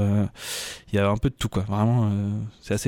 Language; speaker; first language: French; native; French